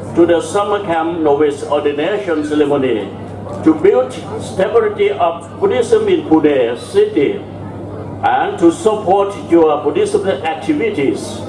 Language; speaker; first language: English; non-native, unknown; Thai